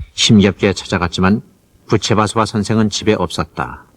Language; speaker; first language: Korean; native; Korean